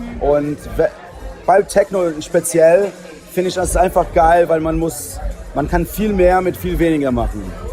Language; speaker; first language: German; early bilingual, heritage; Portuguese